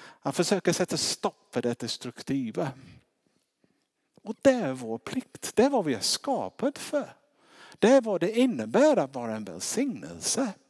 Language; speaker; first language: Swedish; non-native, fluent; English